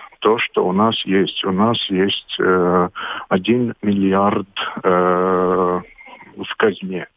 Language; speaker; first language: Russian; non-native, local second language; Latvian